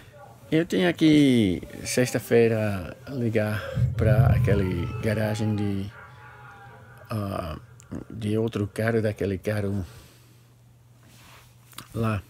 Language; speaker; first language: Portuguese; non-native, learner; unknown